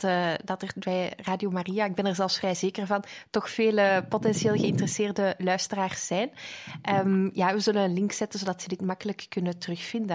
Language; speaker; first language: Dutch; native; Dutch